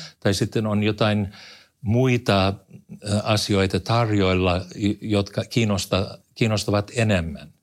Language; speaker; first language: Finnish; non-native, fluent; English